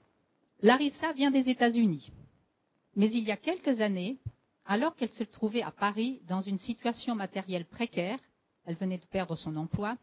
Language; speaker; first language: French; native; French